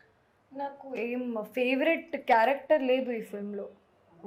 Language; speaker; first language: Telugu; non-native, learner; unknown